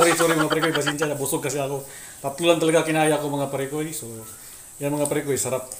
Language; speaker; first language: Filipino; non-native, local second language; Cebuano